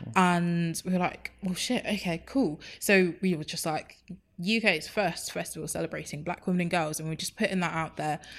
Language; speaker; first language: English; native; English